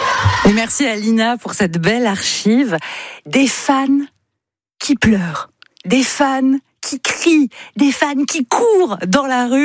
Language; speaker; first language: French; native; French